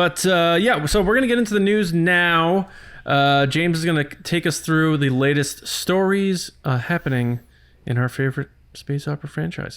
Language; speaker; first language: English; native; English